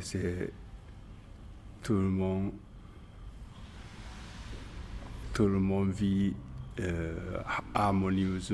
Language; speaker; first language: French; non-native, learner; Japanese